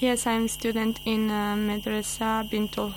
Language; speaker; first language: English; non-native, learner; Bosnian